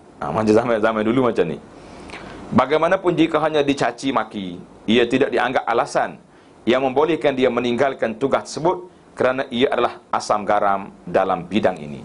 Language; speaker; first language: Malay; native; Malay